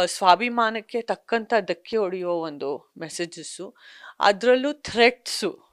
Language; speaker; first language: Kannada; non-native, local second language; Sindhi